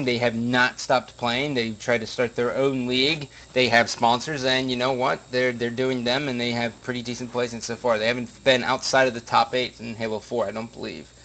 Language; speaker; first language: English; native; English